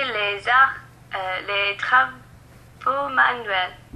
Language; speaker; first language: French; non-native, learner; English